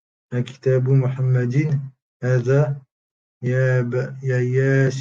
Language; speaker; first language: Arabic; non-native, learner; French